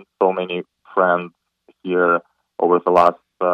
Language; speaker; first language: English; non-native, fluent; Ukrainian